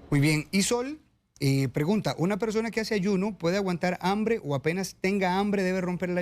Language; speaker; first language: Spanish; native; Spanish